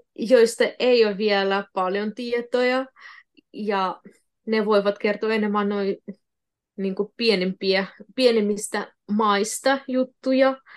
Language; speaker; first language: Finnish; non-native, fluent; Russian